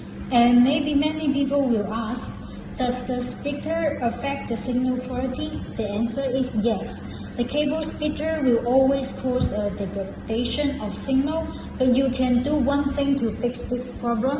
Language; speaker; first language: English; non-native, fluent; Chinese